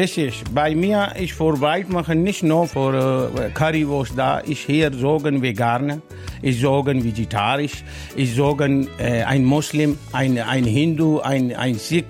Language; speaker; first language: German; non-native, learner; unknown